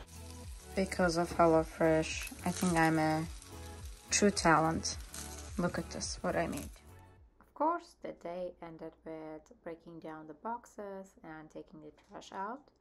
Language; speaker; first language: English; non-native, fluent; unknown